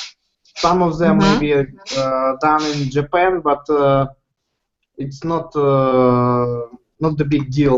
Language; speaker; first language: English; non-native, learner; Russian